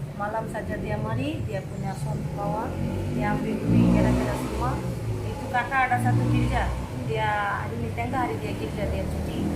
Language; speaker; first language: Malay; non-native, learner; Bangla